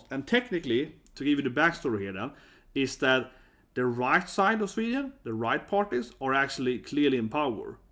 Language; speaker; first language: English; non-native, fluent; Swedish